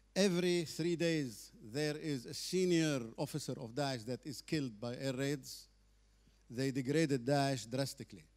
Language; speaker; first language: English; non-native, fluent; Arabic